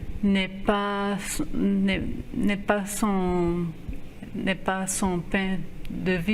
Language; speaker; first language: French; non-native, local second language; Haitian Creole